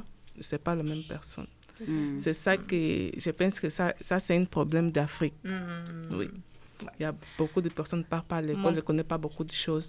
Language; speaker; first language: French; non-native, learner; Portuguese